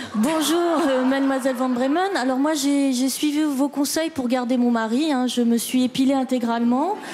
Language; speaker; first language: French; non-native, fluent; Dutch